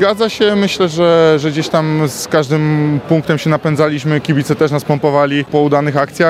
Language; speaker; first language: Polish; native; Polish